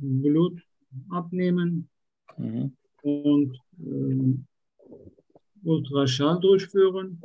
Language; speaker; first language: German; non-native, learner; Turkish